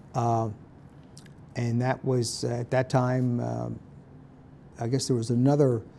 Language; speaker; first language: English; native; English